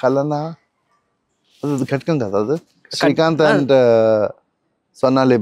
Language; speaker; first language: Telugu; non-native, learner; Malayalam